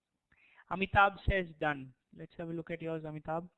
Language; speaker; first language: English; non-native, local second language; Hindi